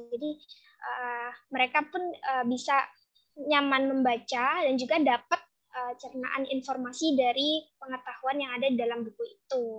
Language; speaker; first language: Indonesian; native; Indonesian